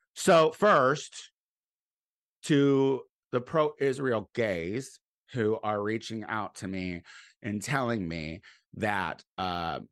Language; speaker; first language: English; native; English